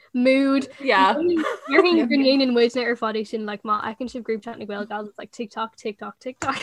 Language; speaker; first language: Irish; non-native, local second language; English